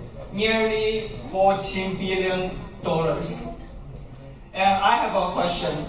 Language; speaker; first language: English; non-native, learner; Chinese